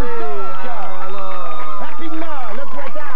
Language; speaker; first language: French; native; French